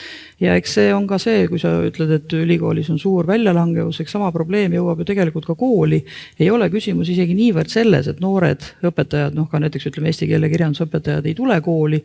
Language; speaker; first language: Estonian; native; Estonian